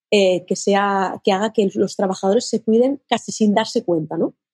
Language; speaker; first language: Spanish; native; Spanish